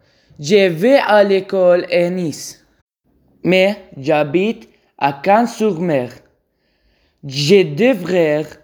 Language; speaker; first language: French; non-native, learner; Arabic